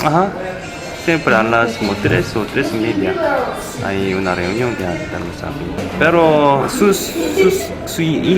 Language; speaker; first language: Spanish; non-native, learner; Korean